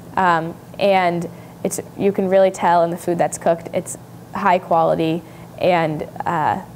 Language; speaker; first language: English; native; English